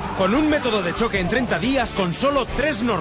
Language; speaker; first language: Spanish; native; Spanish